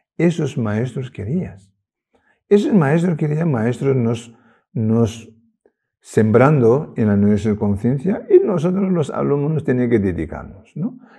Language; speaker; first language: Spanish; non-native, learner; Tibetan